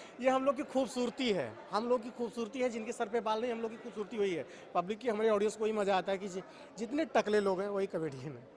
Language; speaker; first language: Hindi; native; Hindi